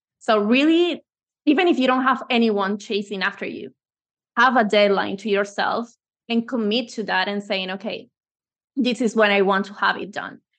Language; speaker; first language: English; non-native, fluent; Spanish